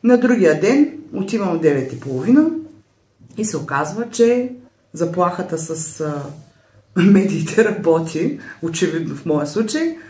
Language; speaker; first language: Bulgarian; native; Bulgarian